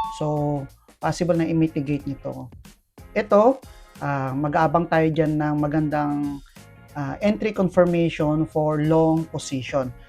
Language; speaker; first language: Filipino; native; Filipino